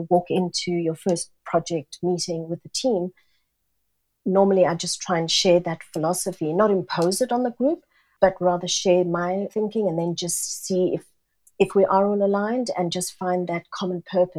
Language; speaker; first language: English; non-native, local second language; Italian